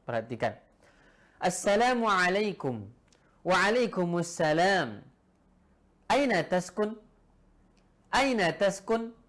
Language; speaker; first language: Arabic; non-native, fluent; Indonesian